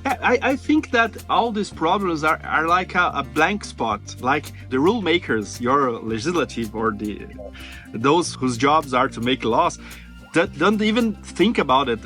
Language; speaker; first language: English; non-native, fluent; Portuguese